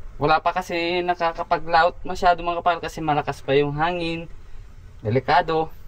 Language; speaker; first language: Filipino; non-native, local second language; Iloko